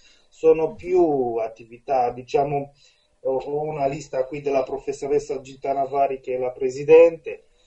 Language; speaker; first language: Italian; non-native, fluent; Romanian